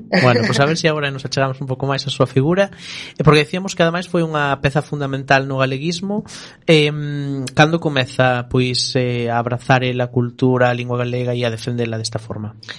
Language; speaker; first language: Galician; non-native, local second language; Spanish